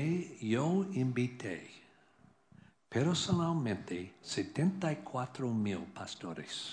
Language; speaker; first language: Spanish; non-native, learner; English